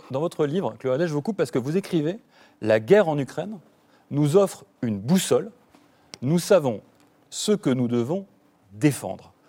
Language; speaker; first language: French; native; French